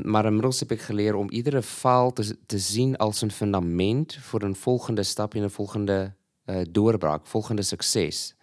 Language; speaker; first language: Dutch; non-native, fluent; English